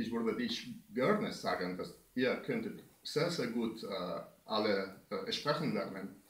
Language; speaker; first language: German; non-native, learner; Spanish